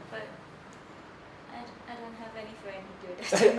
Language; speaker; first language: English; non-native, learner; Thai